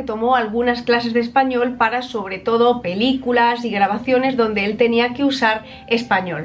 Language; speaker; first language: Spanish; native; Spanish